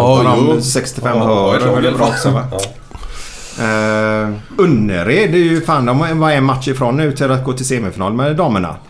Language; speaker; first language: Swedish; native; Swedish